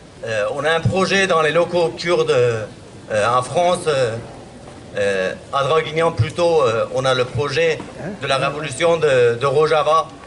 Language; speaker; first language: French; non-native, fluent; Kurdish